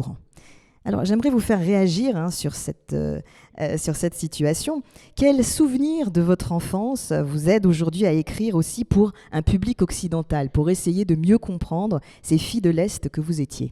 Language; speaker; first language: French; native; French